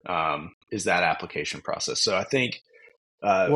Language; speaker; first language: English; native; English